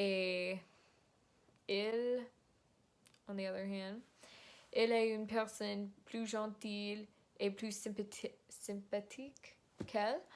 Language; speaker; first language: French; non-native, learner; English